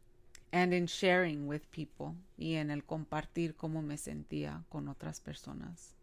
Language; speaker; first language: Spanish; early bilingual, other home language; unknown